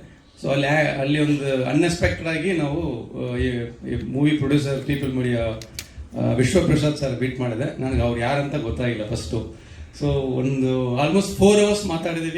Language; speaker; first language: Kannada; non-native, learner; Tamil